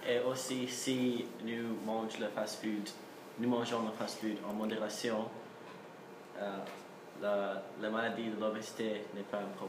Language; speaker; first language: French; non-native, learner; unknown